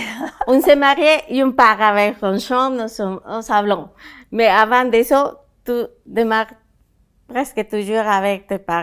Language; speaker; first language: French; non-native, learner; Spanish